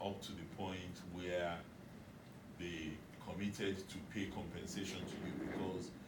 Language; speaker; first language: English; non-native, local second language; Yoruba